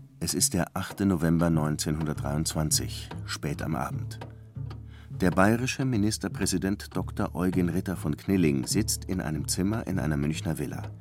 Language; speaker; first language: German; native; German